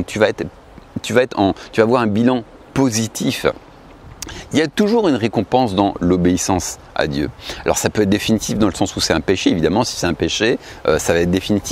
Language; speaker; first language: French; native; French